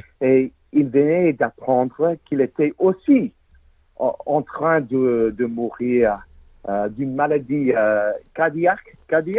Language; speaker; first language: French; non-native, learner; English